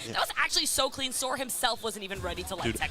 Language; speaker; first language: English; native; English